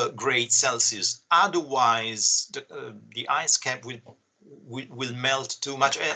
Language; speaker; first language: English; non-native, fluent; Italian